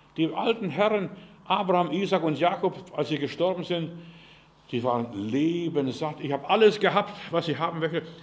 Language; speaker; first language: German; non-native, fluent; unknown